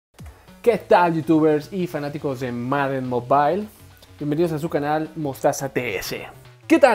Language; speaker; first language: Spanish; native; Spanish